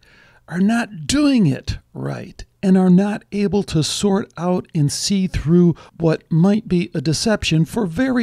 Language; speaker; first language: English; native; English